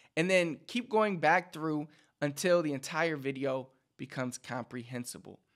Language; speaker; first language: English; early bilingual, other home language; Spanish